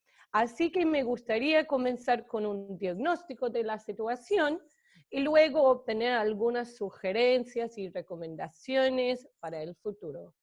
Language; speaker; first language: Spanish; non-native, fluent; English